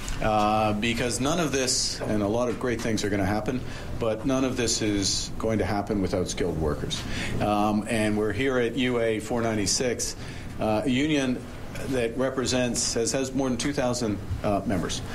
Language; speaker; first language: English; native; English